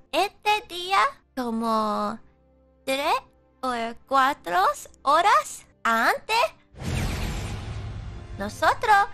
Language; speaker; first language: Spanish; non-native, learner; English